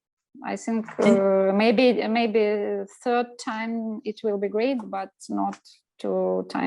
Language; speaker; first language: English; non-native, learner; Russian